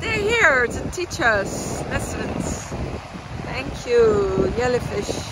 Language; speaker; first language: English; non-native, fluent; Dutch